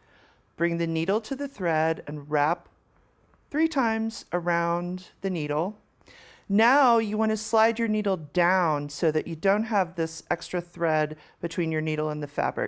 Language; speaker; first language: English; native; English